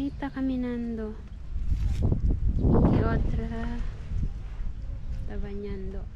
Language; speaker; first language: Spanish; non-native, learner; Filipino